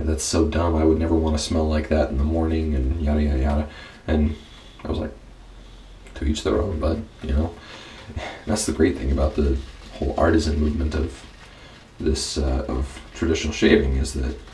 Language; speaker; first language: English; native; English